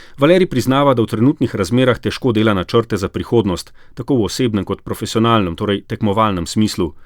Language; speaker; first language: Slovenian; native; Slovenian